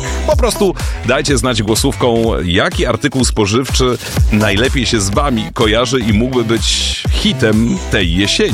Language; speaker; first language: Polish; native; Polish